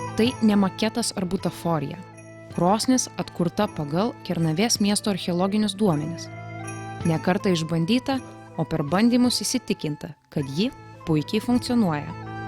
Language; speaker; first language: Lithuanian; native; Lithuanian